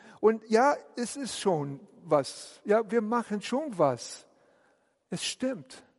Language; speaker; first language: German; non-native, fluent; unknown